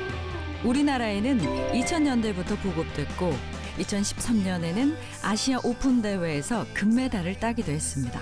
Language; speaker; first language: Korean; native; Korean